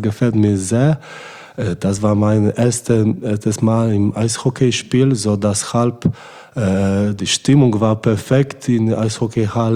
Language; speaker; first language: German; non-native, learner; Polish